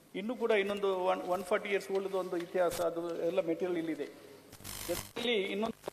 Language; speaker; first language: Kannada; non-native, local second language; Tulu